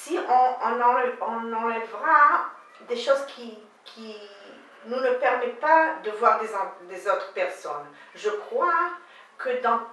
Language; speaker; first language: French; non-native, learner; Hebrew